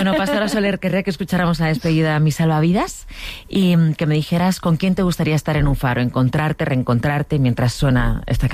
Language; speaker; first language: Spanish; native; Spanish